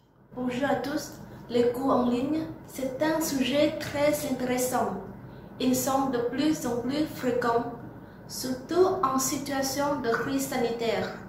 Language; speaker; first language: French; non-native, learner; Vietnamese